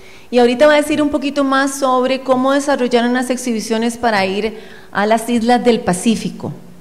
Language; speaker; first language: Spanish; native; Spanish